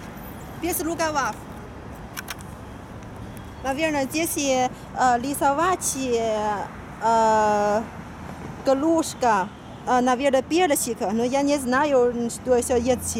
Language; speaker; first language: Russian; non-native, learner; Chinese